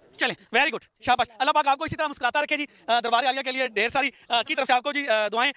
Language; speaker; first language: Urdu; non-native, local second language; Punjabi